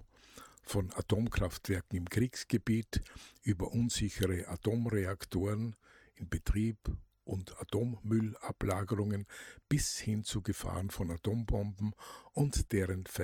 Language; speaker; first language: German; native; German